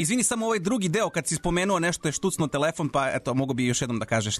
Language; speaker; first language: Serbian; native; Serbian